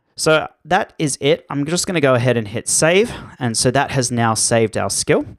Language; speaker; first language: English; native; English